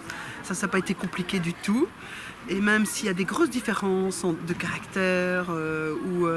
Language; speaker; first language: French; native; French